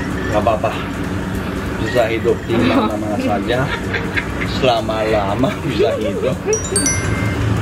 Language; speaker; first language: Indonesian; non-native, fluent; Korean